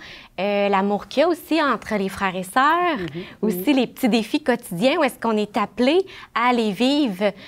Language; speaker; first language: French; native; French